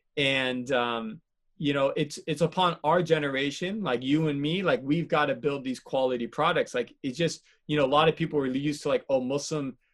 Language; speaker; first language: English; native; English